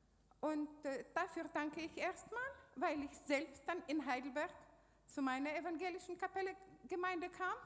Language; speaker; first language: German; non-native, fluent; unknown